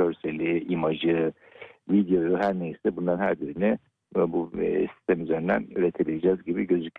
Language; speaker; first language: Turkish; native; Turkish